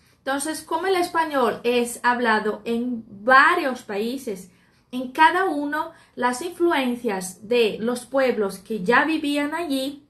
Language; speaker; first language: Spanish; non-native, fluent; Portuguese